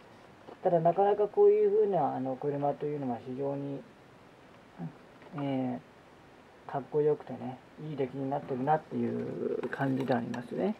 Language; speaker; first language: Japanese; native; Japanese